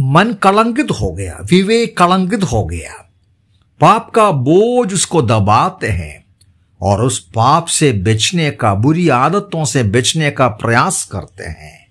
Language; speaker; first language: Hindi; non-native, local second language; Malayalam